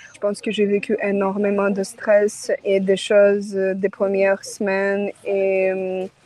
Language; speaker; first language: French; non-native, fluent; Ukrainian